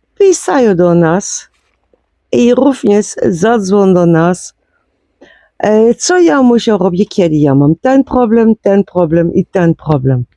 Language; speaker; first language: Polish; non-native, learner; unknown